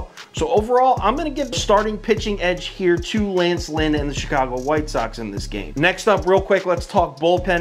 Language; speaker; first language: English; native; English